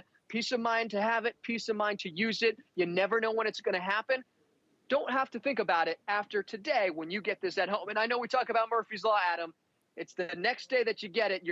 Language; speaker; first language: English; native; English